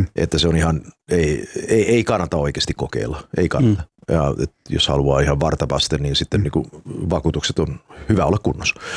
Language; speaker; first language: Finnish; early bilingual, heritage; Finnish